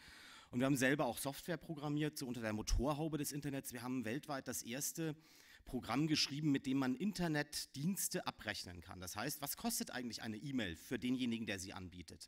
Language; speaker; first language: German; native; German